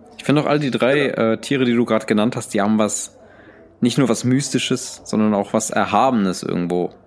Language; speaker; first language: German; early bilingual, other home language; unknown